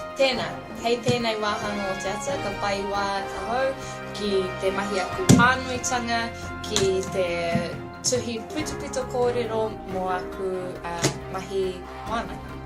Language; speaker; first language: Māori; non-native, local second language; English